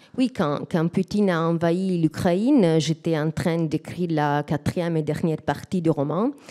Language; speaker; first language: French; non-native, fluent; Italian